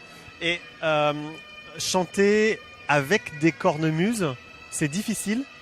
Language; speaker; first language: French; native; French